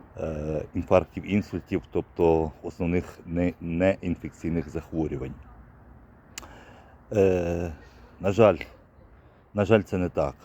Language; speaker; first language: Ukrainian; native; Ukrainian